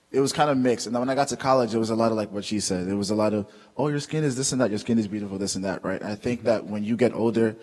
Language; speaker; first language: English; native; English